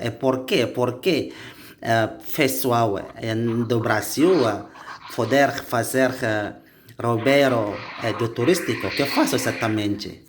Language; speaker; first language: Portuguese; non-native, learner; Indonesian